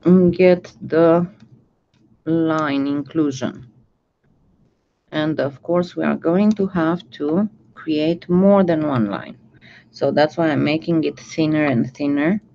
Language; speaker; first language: English; non-native, fluent; French